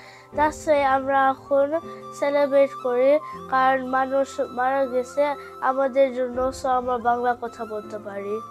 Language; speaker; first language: Bangla; early bilingual, heritage; Bangla